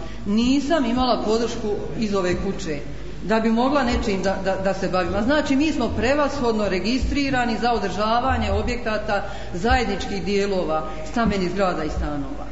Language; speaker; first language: Croatian; native; Croatian